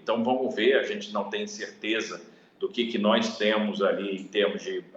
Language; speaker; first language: Portuguese; native; Portuguese